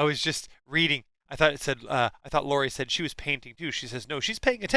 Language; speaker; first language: English; native; English